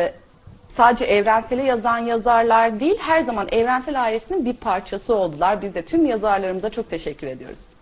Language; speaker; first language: Turkish; native; Turkish